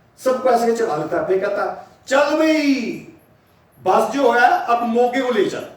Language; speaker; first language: Hindi; non-native, local second language; Punjabi